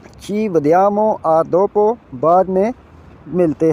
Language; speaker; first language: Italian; non-native, fluent; Urdu